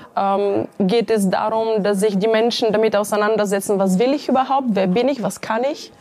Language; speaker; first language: German; non-native, fluent; Bulgarian